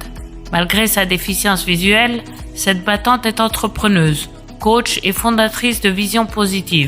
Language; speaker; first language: French; native; French